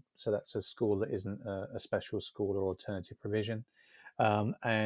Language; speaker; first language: English; native; English